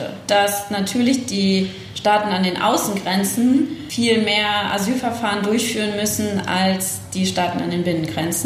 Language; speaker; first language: German; native; German